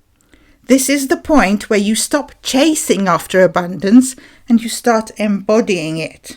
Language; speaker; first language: English; native; English